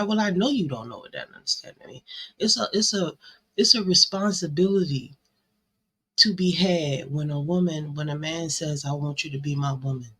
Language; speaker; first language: English; native; English